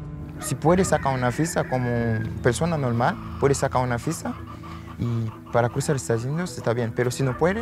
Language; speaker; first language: Spanish; non-native, learner; Haitian Creole